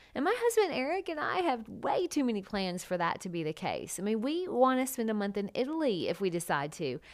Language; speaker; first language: English; native; English